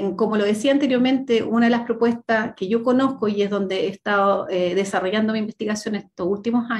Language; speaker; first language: Spanish; native; Spanish